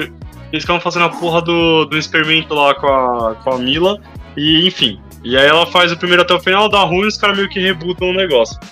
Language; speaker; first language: Portuguese; native; Portuguese